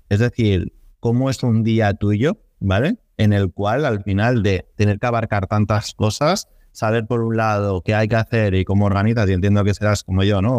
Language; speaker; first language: Spanish; native; Spanish